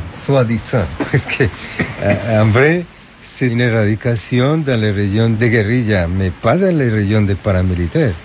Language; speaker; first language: French; non-native, fluent; Spanish